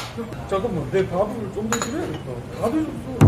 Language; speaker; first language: Korean; native; Korean